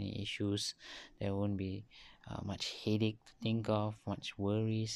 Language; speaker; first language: English; non-native, local second language; Malay